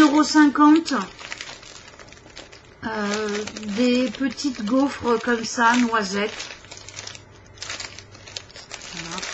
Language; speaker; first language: French; native; French